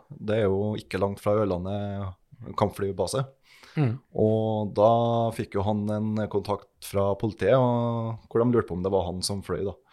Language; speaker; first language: Norwegian; native; Norwegian